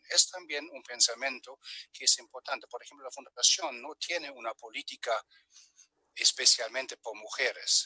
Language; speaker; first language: Spanish; non-native, fluent; German